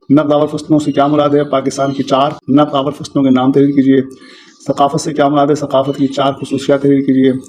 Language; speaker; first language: Urdu; native; Urdu